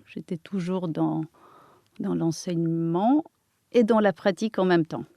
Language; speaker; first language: French; non-native, fluent; Polish